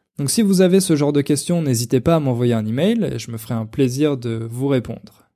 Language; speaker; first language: French; native; French